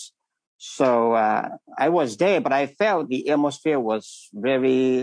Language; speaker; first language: English; non-native, local second language; Min Nan Chinese